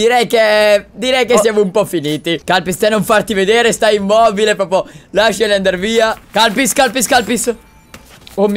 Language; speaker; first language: Italian; native; Italian